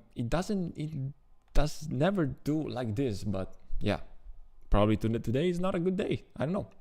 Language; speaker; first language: English; non-native, fluent; Italian